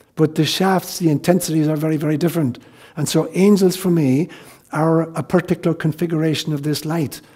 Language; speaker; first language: English; native; English